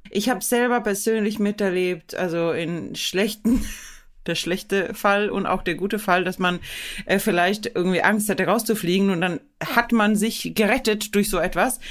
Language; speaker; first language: German; non-native, fluent; Swedish